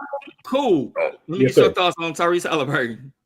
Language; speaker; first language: English; native; English